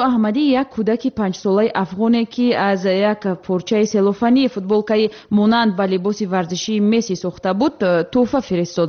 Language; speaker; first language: Tajik; native; Tajik